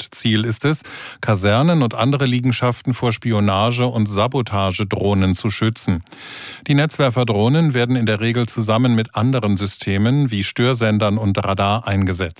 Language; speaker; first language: German; native; German